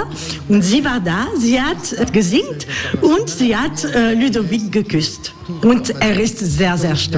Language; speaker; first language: German; non-native, learner; French